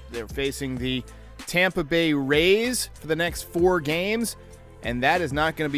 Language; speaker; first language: English; native; English